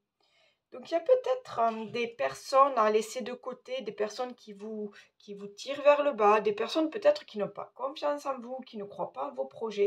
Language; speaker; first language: French; native; French